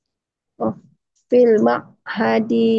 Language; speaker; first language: Arabic; non-native, learner; Indonesian